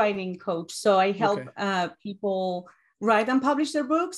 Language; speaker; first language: English; non-native, fluent; Spanish